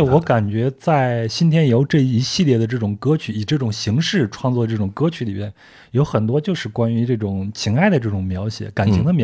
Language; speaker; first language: Chinese; native; Chinese